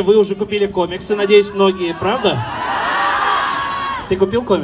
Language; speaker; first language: Russian; native; Russian